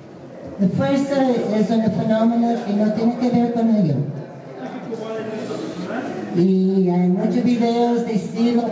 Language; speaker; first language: Spanish; non-native, fluent; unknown